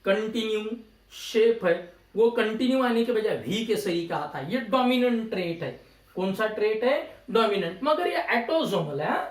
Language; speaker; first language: Hindi; non-native, local second language; Marathi